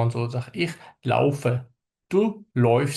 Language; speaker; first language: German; non-native, fluent; Azerbaijani